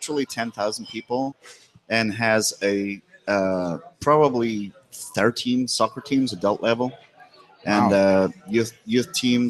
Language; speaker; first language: English; native; English